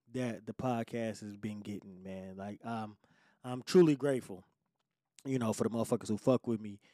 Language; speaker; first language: English; native; English